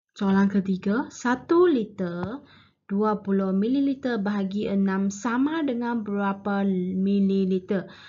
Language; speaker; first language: Malay; native; Malay